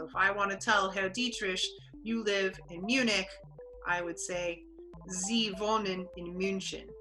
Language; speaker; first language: German; non-native, learner; English